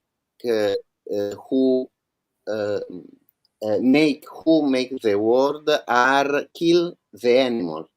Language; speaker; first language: English; non-native, learner; Italian